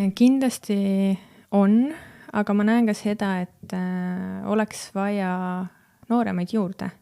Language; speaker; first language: Estonian; native; Estonian